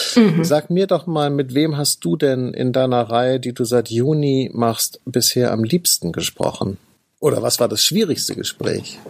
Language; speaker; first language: German; native; German